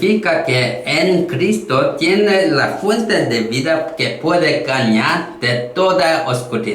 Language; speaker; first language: Spanish; non-native, learner; Korean